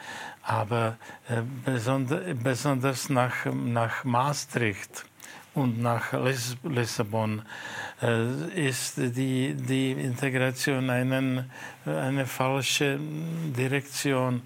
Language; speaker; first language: German; non-native, fluent; Czech